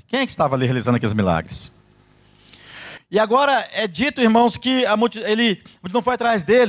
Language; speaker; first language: Portuguese; native; Portuguese